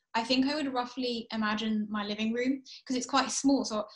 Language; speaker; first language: English; early bilingual, heritage; English